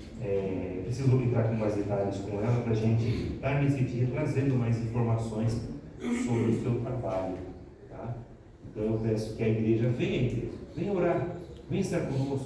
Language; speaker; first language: Portuguese; native; Portuguese